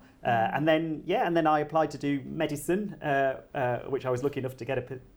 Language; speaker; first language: English; native; English